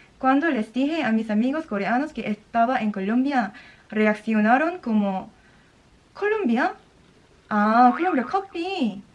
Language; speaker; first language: Spanish; non-native, fluent; Korean